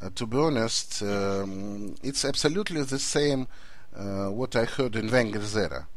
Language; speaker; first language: English; non-native, fluent; Russian